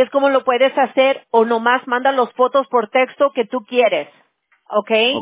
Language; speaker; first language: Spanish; early bilingual, heritage; Spanish